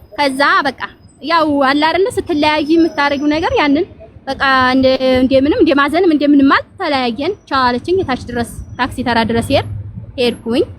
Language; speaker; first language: Amharic; native; Amharic